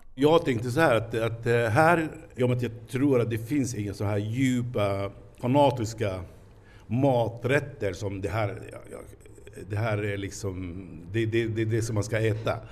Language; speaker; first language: Swedish; non-native, fluent; Arabic